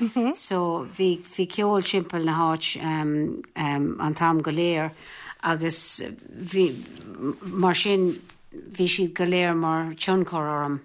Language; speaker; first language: Irish; non-native, local second language; English